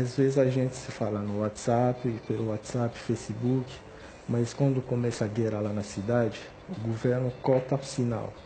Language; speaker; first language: Portuguese; non-native, fluent; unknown